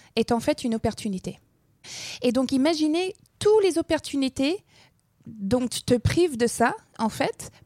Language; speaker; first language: French; non-native, fluent; English